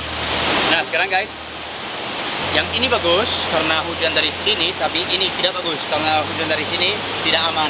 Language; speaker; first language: Indonesian; non-native, learner; English